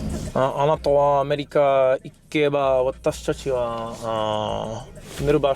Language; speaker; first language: Japanese; non-native, learner; English